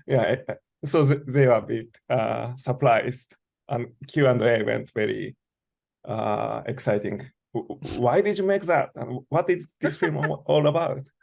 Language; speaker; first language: English; non-native, learner; Japanese